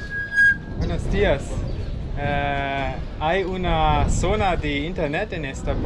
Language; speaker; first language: Spanish; non-native, learner; German